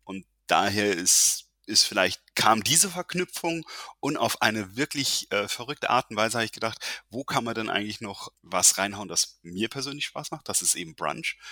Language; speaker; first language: German; early bilingual, heritage; German